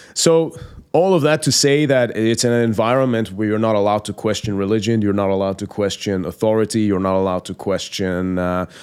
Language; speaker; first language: English; non-native, fluent; Persian